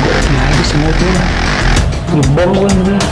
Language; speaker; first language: Malay; native; Malay